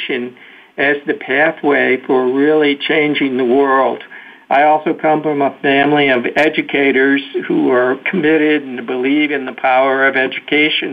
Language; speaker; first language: English; native; English